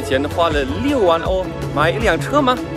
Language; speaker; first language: Chinese; non-native, fluent; German